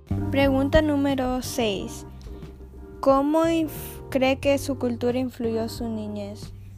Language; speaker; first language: Spanish; early bilingual, heritage; Spanish